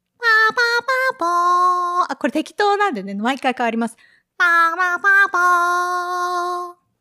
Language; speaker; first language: Japanese; native; Japanese